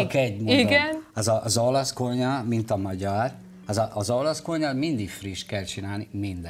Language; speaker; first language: Hungarian; non-native, learner; Italian